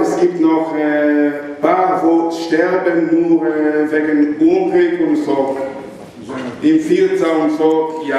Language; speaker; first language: German; non-native, learner; Lingala